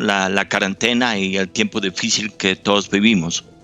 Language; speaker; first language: Spanish; non-native, fluent; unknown